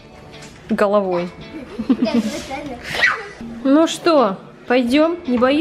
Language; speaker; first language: Russian; native; Russian